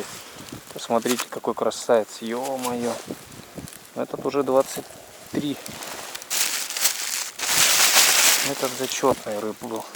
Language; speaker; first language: Russian; native; Russian